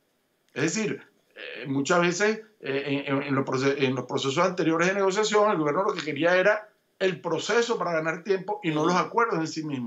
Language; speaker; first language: Spanish; native; Spanish